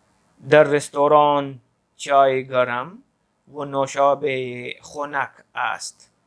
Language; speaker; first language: Persian; non-native, fluent; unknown